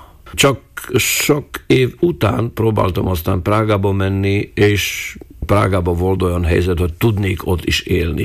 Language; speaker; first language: Hungarian; non-native, local second language; Slovak